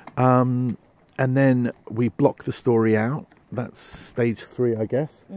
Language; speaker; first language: English; native; English